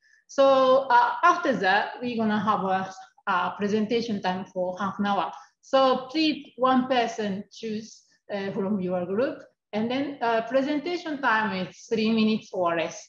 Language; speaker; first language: English; non-native, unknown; Japanese